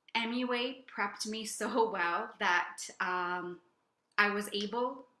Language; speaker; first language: English; native; English